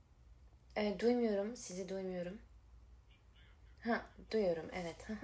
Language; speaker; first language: Turkish; early bilingual, heritage; Turkish